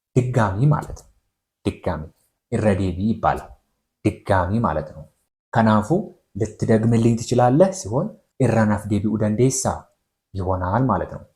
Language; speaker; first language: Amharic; non-native, local second language; Oromo